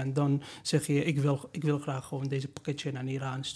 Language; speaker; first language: Dutch; non-native, fluent; Persian